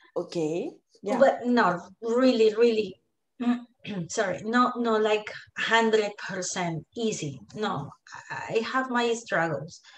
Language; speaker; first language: English; non-native, fluent; Spanish